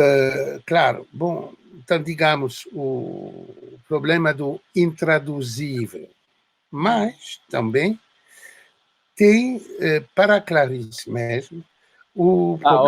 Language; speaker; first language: Portuguese; non-native, fluent; French